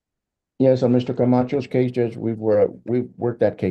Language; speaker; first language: English; native; English